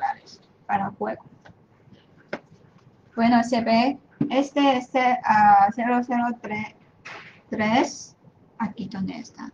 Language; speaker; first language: Spanish; non-native, fluent; Chinese